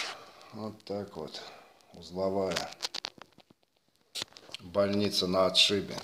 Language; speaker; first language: Russian; native; Russian